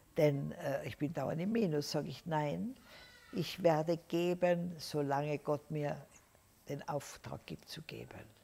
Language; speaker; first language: German; native; German